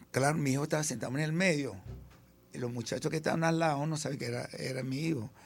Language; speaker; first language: Spanish; early bilingual, other home language; Italian